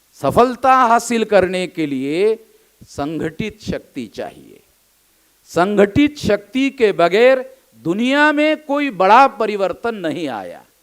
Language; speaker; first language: Hindi; non-native, local second language; Marathi